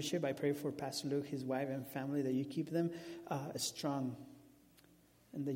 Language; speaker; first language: English; non-native, fluent; Spanish